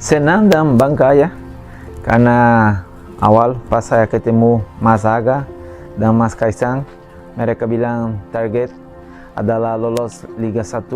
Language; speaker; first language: Indonesian; non-native, fluent; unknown